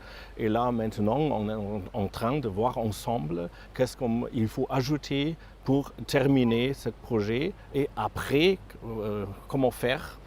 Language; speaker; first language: French; non-native, fluent; German